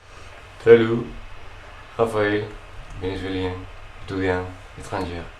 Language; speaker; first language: French; non-native, learner; Spanish